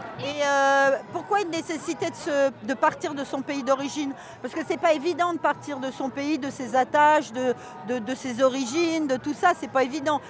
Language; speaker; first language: French; native; French